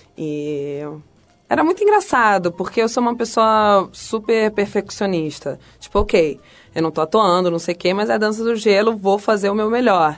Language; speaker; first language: Portuguese; early bilingual, other home language; Spanish